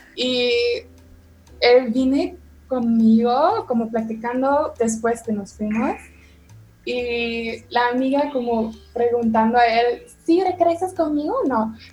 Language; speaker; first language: Spanish; non-native, learner; German